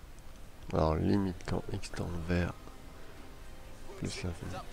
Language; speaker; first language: French; native; French